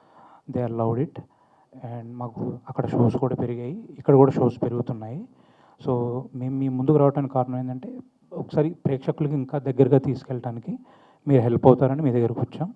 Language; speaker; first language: Telugu; native; Telugu